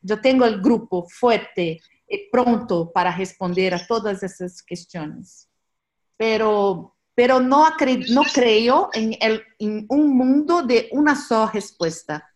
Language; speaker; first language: Spanish; non-native, learner; Portuguese